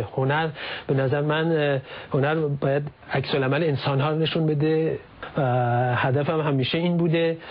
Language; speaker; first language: Persian; native; Persian